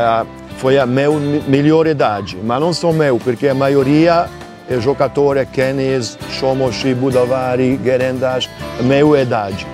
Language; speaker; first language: Portuguese; non-native, learner; Hungarian